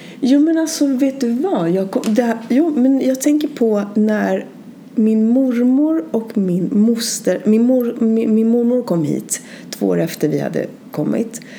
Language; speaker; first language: Swedish; early bilingual, other home language; Spanish